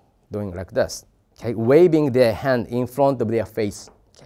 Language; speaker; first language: English; non-native, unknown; Japanese